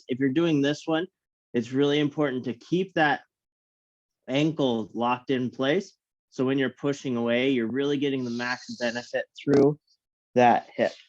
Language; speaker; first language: English; native; English